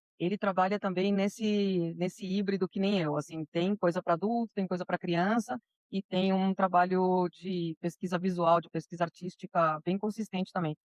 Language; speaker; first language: Portuguese; early bilingual, other home language; Spanish